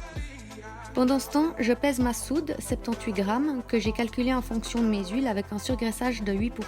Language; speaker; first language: French; native; French